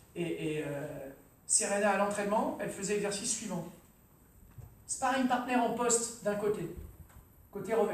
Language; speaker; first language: French; native; French